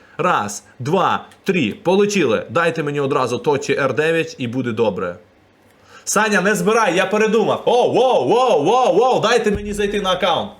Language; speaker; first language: Ukrainian; non-native, local second language; Russian